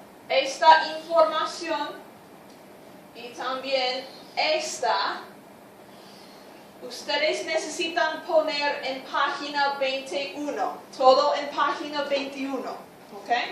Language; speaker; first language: Spanish; non-native, fluent; English